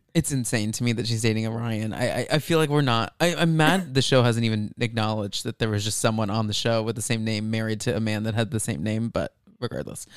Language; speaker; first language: English; native; English